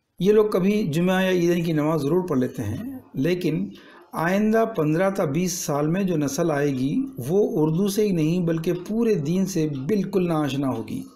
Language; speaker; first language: Urdu; native; Urdu